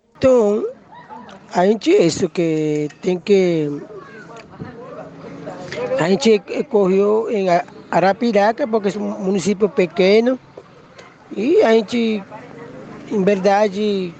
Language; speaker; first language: Portuguese; non-native, learner; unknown